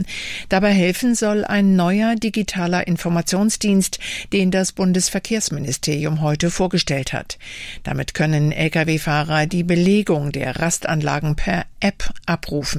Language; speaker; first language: German; native; German